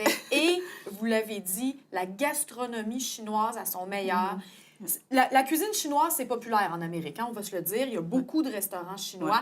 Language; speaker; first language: French; native; French